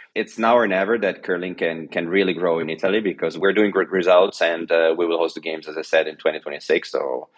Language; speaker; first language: English; non-native, fluent; French